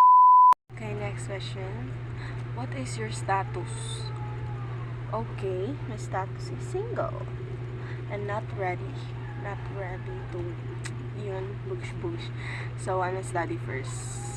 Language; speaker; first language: English; non-native, learner; Filipino